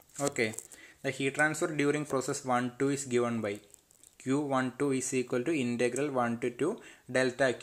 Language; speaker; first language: English; non-native, local second language; Malayalam